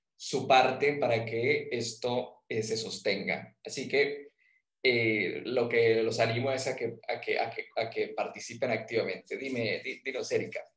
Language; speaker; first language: Spanish; native; Spanish